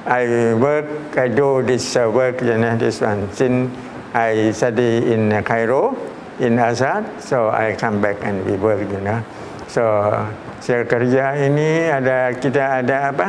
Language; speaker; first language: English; non-native, learner; Malay